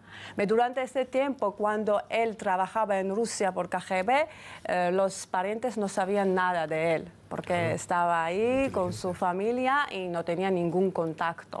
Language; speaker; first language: Spanish; non-native, fluent; Georgian